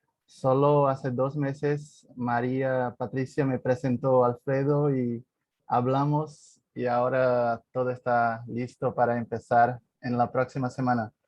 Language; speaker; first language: Spanish; non-native, fluent; Portuguese